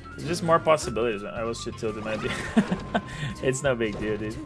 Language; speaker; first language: English; non-native, fluent; Portuguese